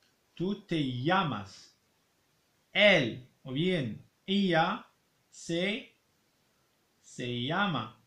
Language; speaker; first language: Spanish; non-native, fluent; Arabic